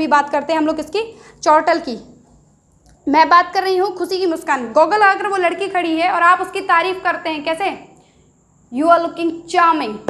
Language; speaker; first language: Hindi; native; Hindi